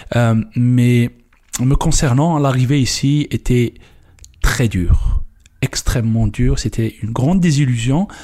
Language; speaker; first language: French; non-native, local second language; Kabyle